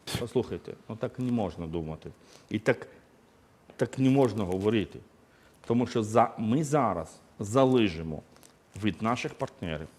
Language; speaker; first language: Ukrainian; non-native, fluent; Georgian